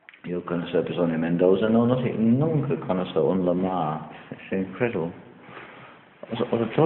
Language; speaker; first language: Spanish; non-native, learner; English